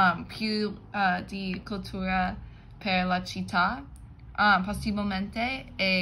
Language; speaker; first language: Italian; non-native, learner; English